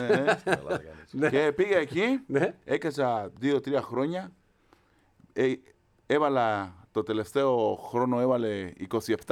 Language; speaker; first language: Greek; non-native, learner; Spanish